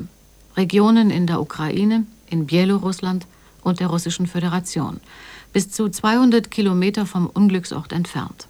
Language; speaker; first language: German; native; German